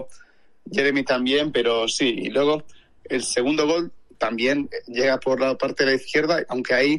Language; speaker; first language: Spanish; native; Spanish